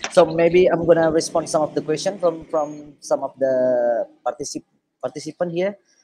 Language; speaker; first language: English; non-native, fluent; Indonesian